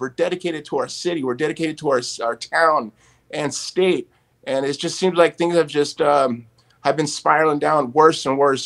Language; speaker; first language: English; native; English